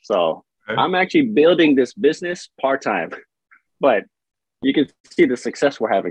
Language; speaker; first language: English; native; English